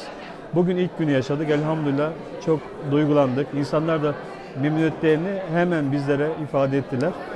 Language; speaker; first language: Turkish; native; Turkish